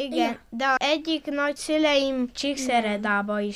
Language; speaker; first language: Hungarian; non-native, local second language; Romanian